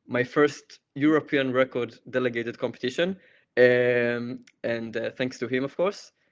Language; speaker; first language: English; non-native, fluent; Hebrew